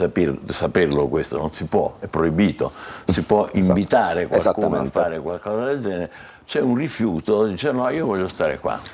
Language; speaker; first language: Italian; native; Italian